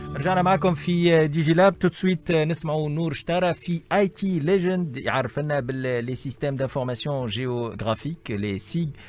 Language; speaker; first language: Arabic; native; Arabic